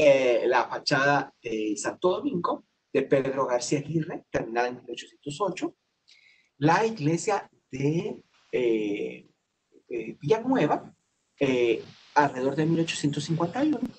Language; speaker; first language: Spanish; native; Spanish